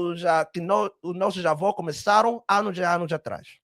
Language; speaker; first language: Portuguese; early bilingual, heritage; Portuguese